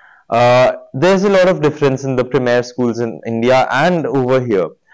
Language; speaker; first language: English; non-native, local second language; Hindi